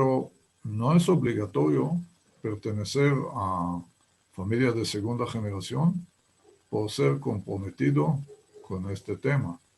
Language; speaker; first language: Spanish; non-native, fluent; Hebrew